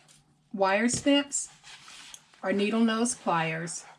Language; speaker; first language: English; native; English